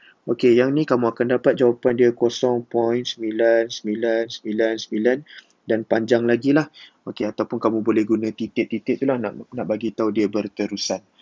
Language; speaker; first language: Malay; native; Malay